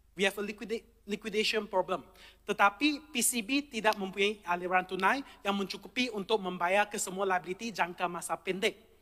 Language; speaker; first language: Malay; non-native, local second language; Chinese